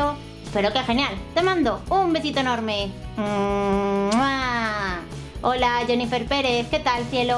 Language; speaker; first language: Spanish; native; Spanish